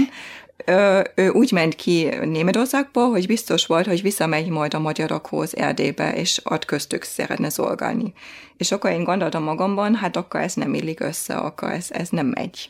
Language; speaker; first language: Hungarian; non-native, fluent; German